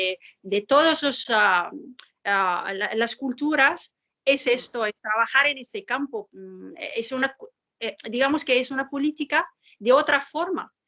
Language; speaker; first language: Spanish; non-native, fluent; Arabic